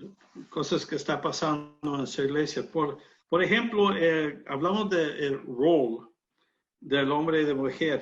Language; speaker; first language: Spanish; non-native, learner; English